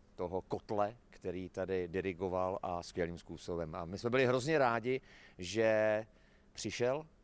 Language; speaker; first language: Czech; native; Czech